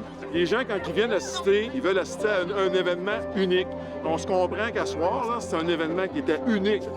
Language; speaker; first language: French; native; French